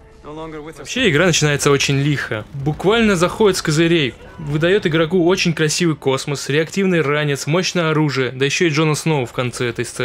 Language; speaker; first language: Russian; native; Russian